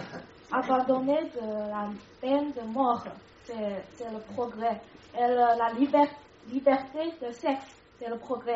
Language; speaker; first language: French; non-native, learner; Chinese